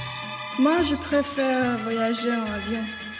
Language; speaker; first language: French; non-native, learner; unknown